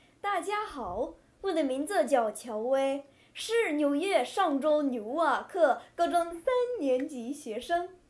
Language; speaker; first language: Chinese; non-native, fluent; English